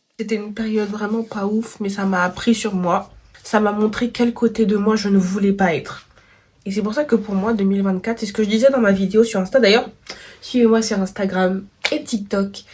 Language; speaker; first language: French; native; French